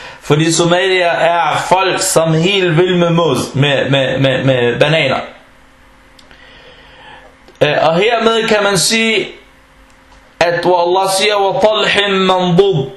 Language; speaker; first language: Danish; non-native, local second language; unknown